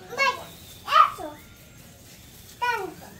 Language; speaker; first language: Spanish; native; Spanish